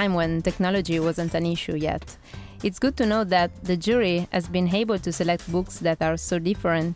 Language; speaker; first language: English; non-native, fluent; Italian